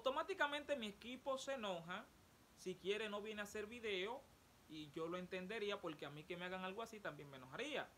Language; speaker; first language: Spanish; native; Spanish